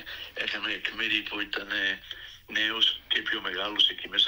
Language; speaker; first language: Greek; early bilingual, heritage; Greek